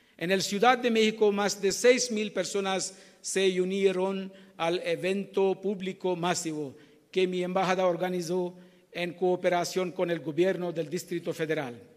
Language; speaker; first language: Spanish; non-native, learner; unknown